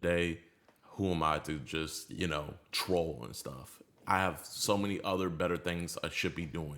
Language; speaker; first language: English; native; English